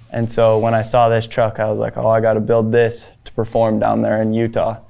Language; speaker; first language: English; native; English